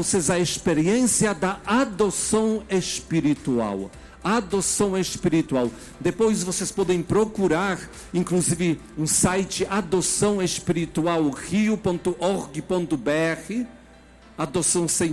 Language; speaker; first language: Portuguese; non-native, fluent; Polish